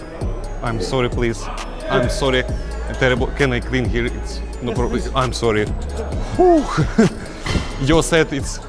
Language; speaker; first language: English; non-native, learner; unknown